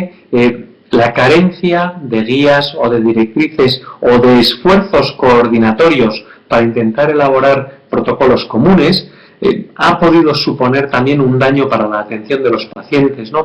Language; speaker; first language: Spanish; native; Spanish